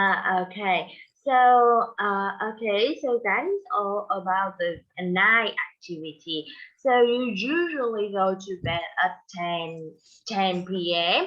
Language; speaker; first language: English; non-native, fluent; Vietnamese